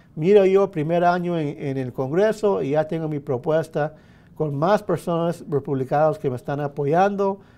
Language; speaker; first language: Spanish; early bilingual, heritage; Spanish